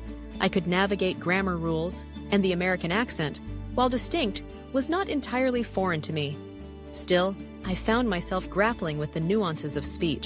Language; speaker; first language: English; early bilingual, other home language; Russian